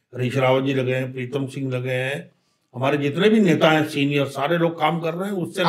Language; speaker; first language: Hindi; native; Hindi